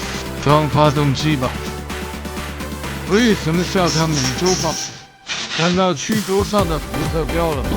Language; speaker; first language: Chinese; native; Chinese